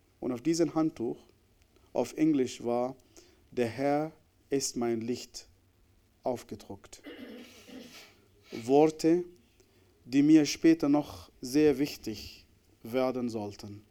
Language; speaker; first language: German; non-native, fluent; Arabic